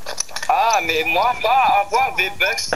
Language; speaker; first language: French; native; French